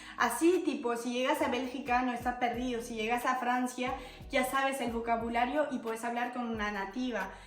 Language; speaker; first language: Spanish; non-native, fluent; French